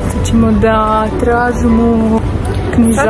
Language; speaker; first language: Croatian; non-native, learner; Russian